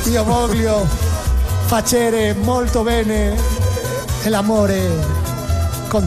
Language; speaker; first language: Italian; non-native, learner; Spanish